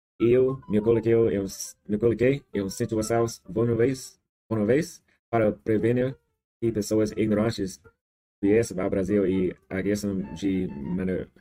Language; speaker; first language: Portuguese; non-native, learner; English